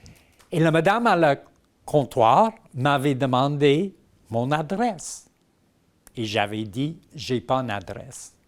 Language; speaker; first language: French; non-native, local second language; English